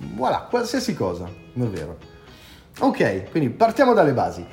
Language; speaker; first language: Italian; native; Italian